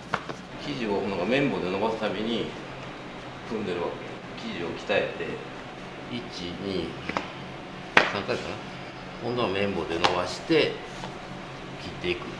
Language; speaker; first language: Japanese; native; Japanese